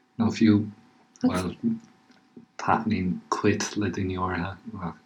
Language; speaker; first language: Irish; native; Irish